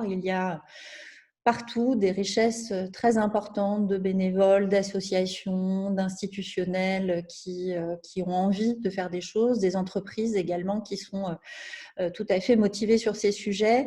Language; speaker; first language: French; native; French